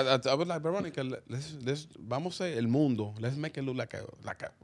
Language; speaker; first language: English; non-native, fluent; Spanish